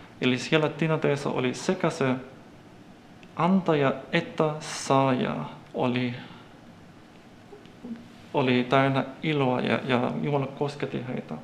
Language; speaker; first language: Finnish; non-native, fluent; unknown